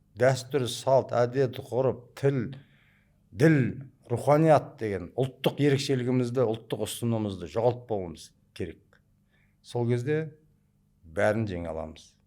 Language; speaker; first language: Kazakh; early bilingual, heritage; Kazakh